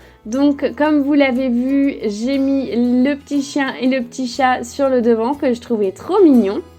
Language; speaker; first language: French; native; French